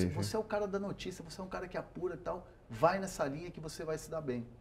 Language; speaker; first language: Portuguese; non-native, local second language; Spanish